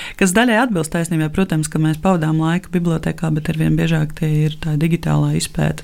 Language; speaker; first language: Latvian; native; Latvian